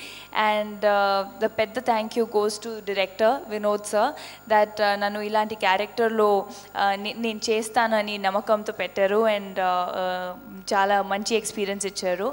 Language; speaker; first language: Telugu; non-native, fluent; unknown